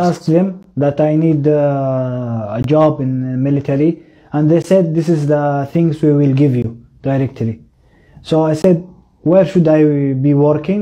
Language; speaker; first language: English; non-native, local second language; Somali